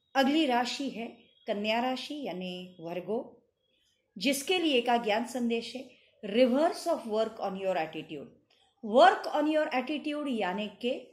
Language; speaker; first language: Hindi; non-native, local second language; Marathi